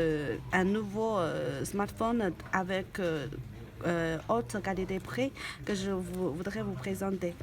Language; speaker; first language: French; non-native, learner; Chinese